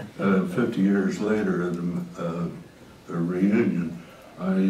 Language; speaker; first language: English; native; English